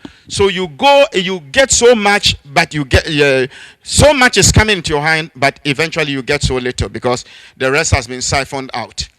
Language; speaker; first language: English; non-native, local second language; Akan